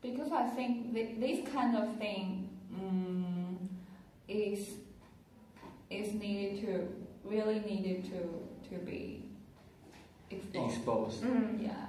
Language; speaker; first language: English; non-native, learner; Chinese